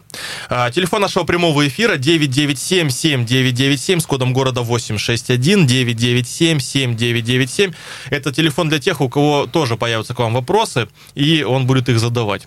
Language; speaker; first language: Russian; native; Russian